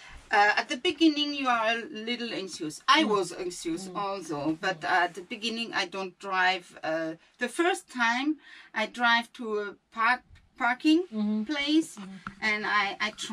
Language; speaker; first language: English; non-native, learner; French